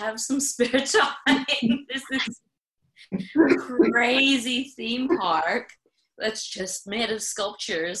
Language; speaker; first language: English; native; English